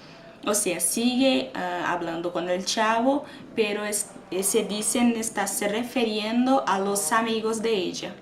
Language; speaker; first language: Spanish; non-native, fluent; Portuguese